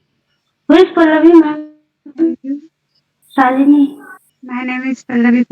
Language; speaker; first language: English; non-native, learner; Hindi